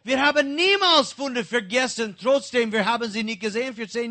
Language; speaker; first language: German; non-native, learner; English